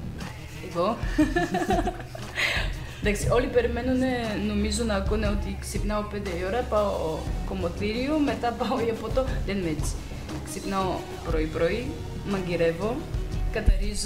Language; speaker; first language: Greek; non-native, fluent; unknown